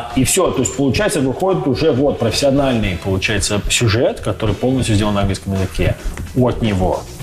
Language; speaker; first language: Russian; native; Russian